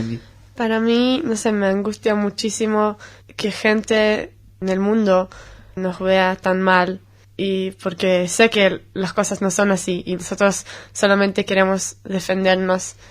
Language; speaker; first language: Spanish; non-native, fluent; Hebrew